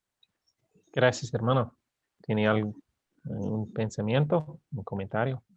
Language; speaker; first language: Spanish; non-native, learner; English